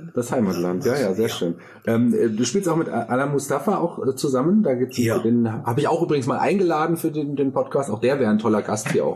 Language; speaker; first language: German; native; German